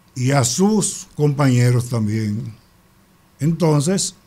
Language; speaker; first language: Spanish; native; Spanish